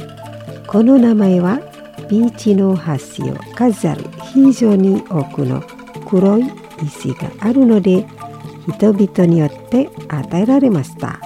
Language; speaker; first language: Japanese; non-native, fluent; Indonesian